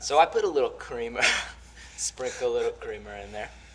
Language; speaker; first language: English; native; English